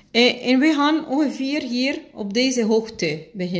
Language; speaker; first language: Dutch; non-native, fluent; Spanish